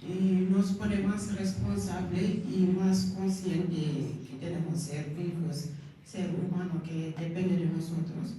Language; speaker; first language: Spanish; non-native, local second language; Wolof